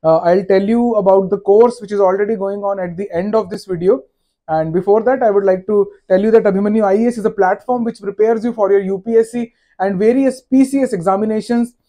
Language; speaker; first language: Hindi; native; Hindi